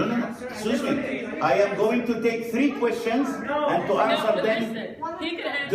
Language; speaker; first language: English; non-native, fluent; Arabic